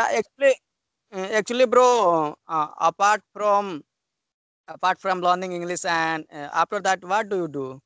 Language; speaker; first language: English; non-native, learner; Hindi